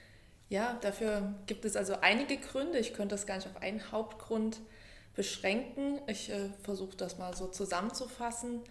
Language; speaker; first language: German; native; German